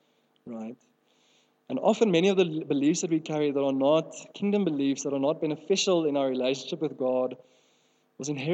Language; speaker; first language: English; non-native, local second language; Afrikaans